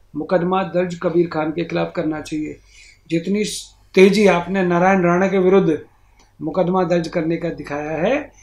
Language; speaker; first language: Hindi; native; Hindi